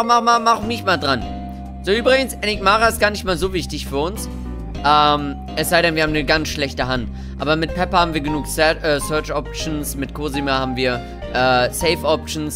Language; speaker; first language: German; native; German